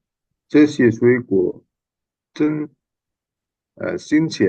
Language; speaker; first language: Chinese; non-native, learner; Indonesian